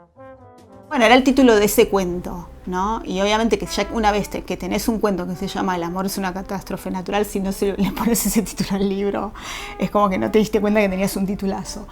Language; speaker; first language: Spanish; native; Spanish